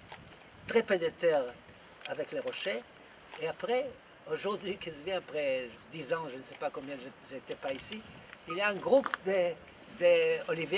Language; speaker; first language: French; non-native, fluent; Hebrew